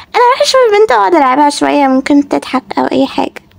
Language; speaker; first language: Arabic; native; Arabic